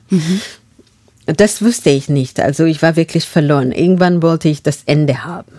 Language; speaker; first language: German; non-native, fluent; Masai